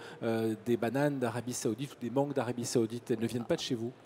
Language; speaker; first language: French; native; French